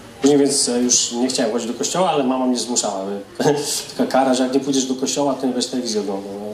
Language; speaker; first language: Polish; native; Polish